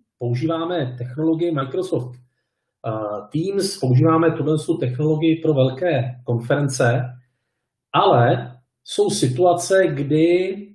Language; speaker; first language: Czech; native; Czech